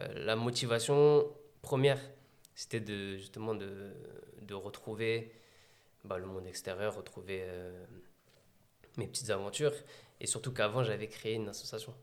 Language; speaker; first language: French; native; French